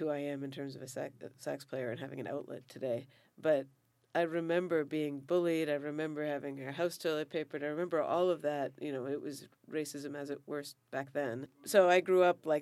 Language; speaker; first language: English; native; English